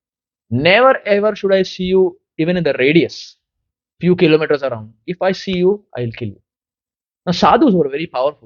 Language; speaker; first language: English; non-native, local second language; Hindi